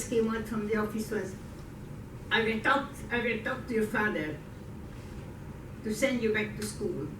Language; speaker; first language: English; non-native, fluent; Hungarian